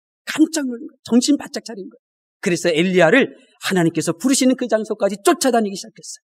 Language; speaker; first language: Korean; native; Korean